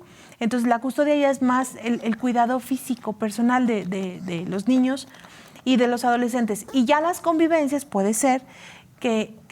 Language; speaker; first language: Spanish; native; Spanish